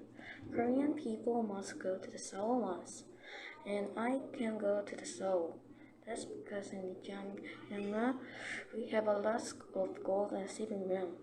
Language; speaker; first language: English; non-native, learner; Korean